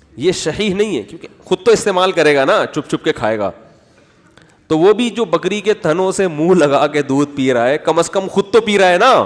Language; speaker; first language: Urdu; native; Urdu